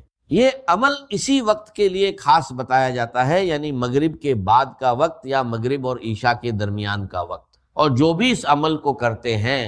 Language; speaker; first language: Urdu; native; Urdu